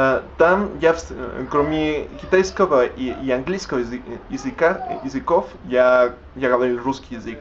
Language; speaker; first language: Russian; non-native, learner; Spanish